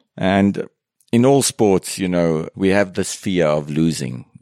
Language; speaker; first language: English; non-native, fluent; French